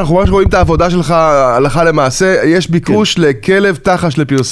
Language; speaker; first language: Hebrew; native; Hebrew